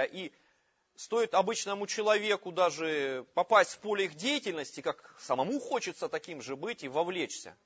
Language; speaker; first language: Russian; native; Russian